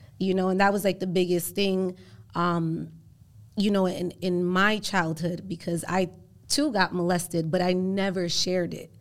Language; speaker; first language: English; early bilingual, other home language; Spanish